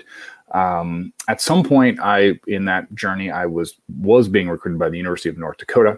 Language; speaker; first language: English; native; English